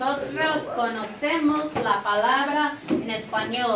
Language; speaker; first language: Spanish; non-native, fluent; English